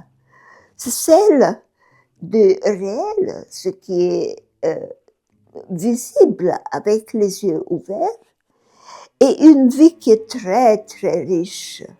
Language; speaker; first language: French; non-native, fluent; Bulgarian